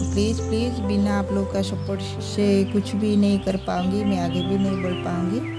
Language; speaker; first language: Hindi; non-native, local second language; Odia